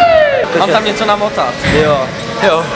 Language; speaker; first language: Czech; native; Czech